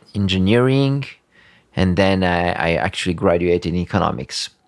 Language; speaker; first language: English; early bilingual, other home language; French